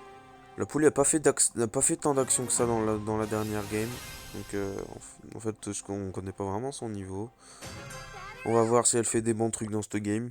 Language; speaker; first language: French; native; French